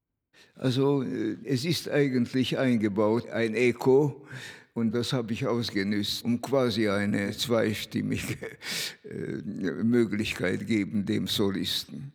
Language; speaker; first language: German; non-native, fluent; Hungarian